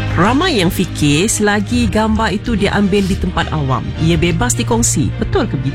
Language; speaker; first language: Malay; native; Malay